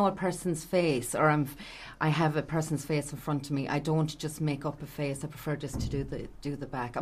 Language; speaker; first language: English; native; English